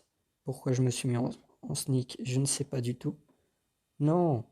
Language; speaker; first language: French; native; French